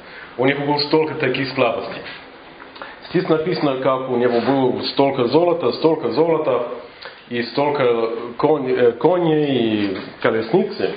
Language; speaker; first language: Russian; non-native, fluent; English